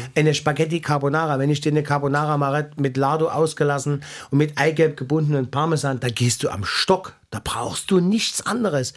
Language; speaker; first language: German; native; German